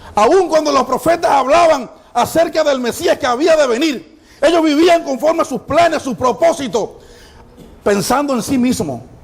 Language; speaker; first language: Spanish; non-native, fluent; Haitian Creole